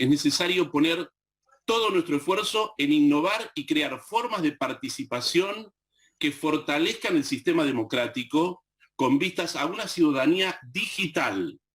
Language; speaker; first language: Spanish; native; Spanish